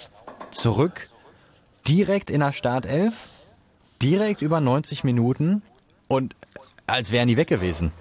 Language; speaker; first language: German; native; German